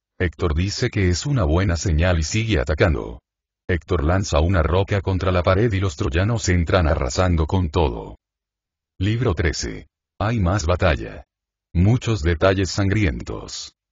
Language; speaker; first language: Spanish; native; Spanish